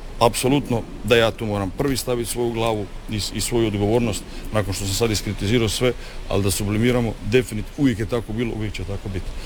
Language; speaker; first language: Croatian; native; Croatian